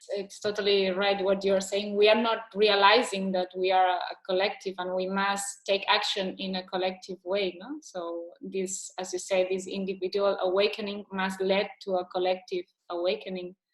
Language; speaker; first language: English; non-native, fluent; Catalan